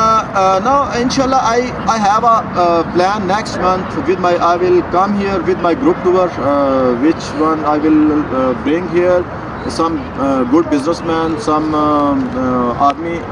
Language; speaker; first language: English; non-native, learner; Urdu